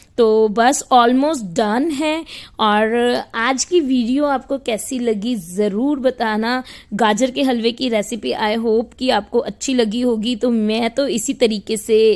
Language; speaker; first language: Hindi; native; Hindi